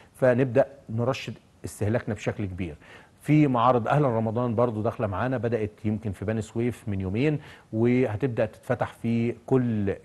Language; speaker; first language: Arabic; native; Arabic